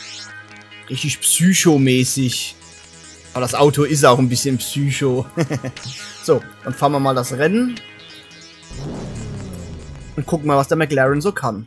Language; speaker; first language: German; native; German